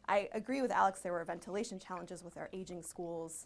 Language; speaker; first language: English; early bilingual, other home language; Spanish